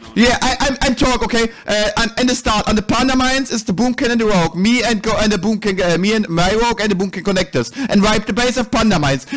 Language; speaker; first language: English; non-native, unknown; German